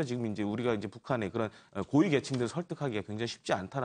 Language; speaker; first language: Korean; native; Korean